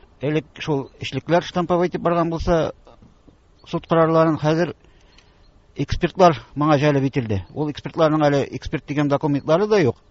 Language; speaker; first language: Tatar; native; Tatar